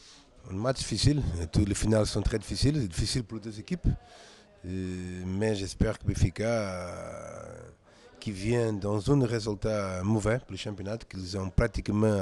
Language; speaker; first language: French; non-native, fluent; Portuguese